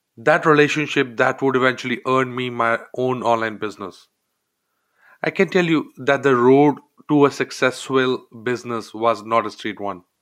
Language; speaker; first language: English; non-native, local second language; Hindi